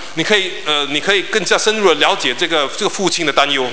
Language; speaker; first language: Chinese; native; Chinese